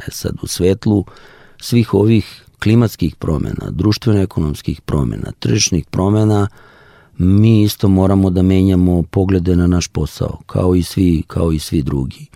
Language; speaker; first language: Serbian; native; Serbian